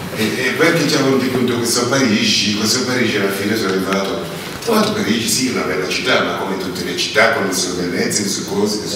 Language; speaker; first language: Italian; non-native, fluent; Wolof